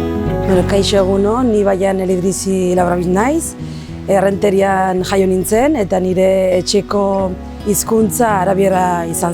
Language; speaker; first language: Basque; non-native, local second language; Arabic